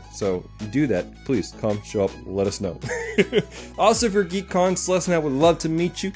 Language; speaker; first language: English; native; English